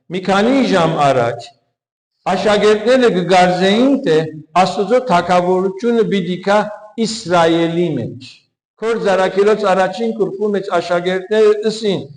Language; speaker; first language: Armenian; early bilingual, heritage; Armenian